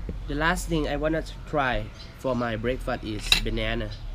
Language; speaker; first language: English; non-native, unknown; Thai